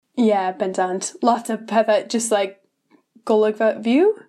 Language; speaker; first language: Welsh; non-native, learner; English